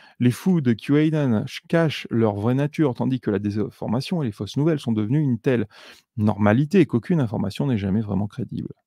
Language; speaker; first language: French; native; French